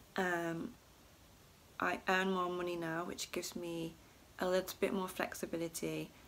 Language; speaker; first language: English; native; English